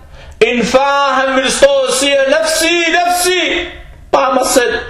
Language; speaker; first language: Danish; early bilingual, other home language; Arabic